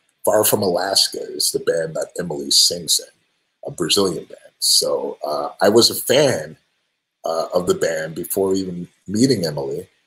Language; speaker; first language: English; native; English